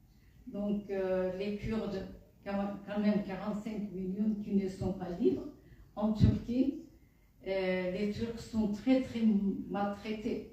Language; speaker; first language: French; non-native, fluent; Kurdish